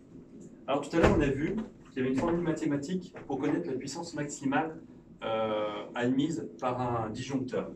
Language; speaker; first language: French; native; French